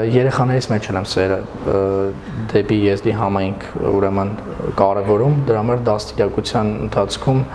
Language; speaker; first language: Armenian; non-native, local second language; Kurdish